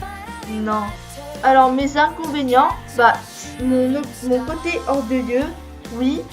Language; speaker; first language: French; early bilingual, other home language; Korean